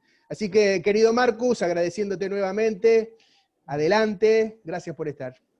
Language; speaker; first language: Spanish; native; Spanish